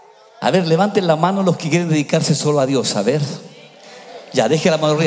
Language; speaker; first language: Spanish; native; Spanish